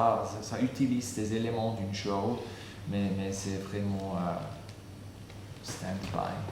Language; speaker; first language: French; non-native, fluent; German